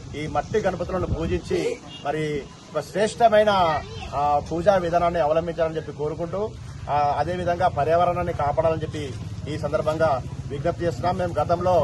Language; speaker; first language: Telugu; native; Telugu